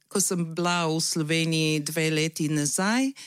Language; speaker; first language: Slovenian; early bilingual, heritage; English